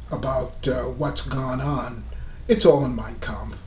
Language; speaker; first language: English; native; English